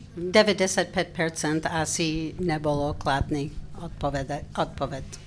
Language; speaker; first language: Slovak; non-native, fluent; English